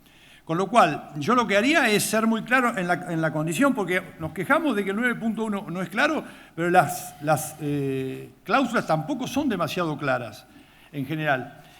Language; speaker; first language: Spanish; native; Spanish